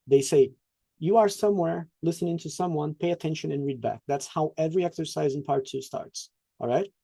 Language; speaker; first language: English; non-native, fluent; Portuguese